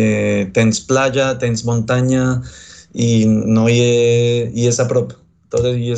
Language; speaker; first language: Catalan; non-native, fluent; Spanish